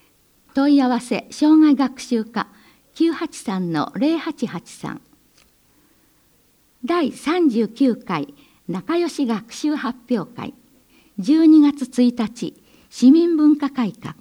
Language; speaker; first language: Japanese; native; Japanese